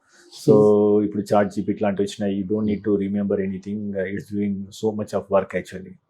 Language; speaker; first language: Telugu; native; Telugu